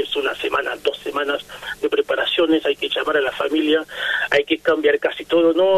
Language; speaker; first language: Spanish; non-native, fluent; Haitian Creole